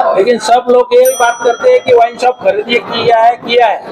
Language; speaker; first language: Hindi; non-native, local second language; Marathi